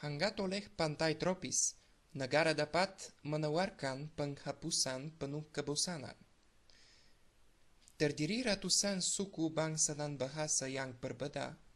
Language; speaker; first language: Indonesian; non-native, learner; Bulgarian